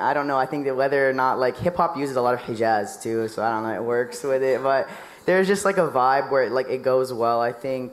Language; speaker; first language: English; native; English